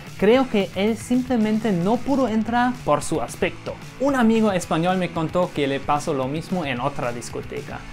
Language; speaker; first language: Spanish; non-native, fluent; German